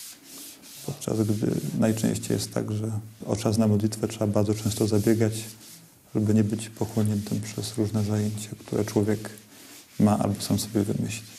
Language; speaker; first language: Polish; native; Polish